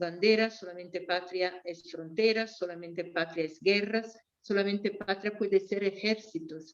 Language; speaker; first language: Spanish; non-native, fluent; Portuguese